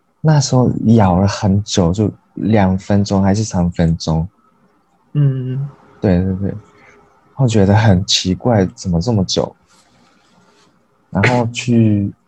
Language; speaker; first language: Chinese; non-native, learner; Japanese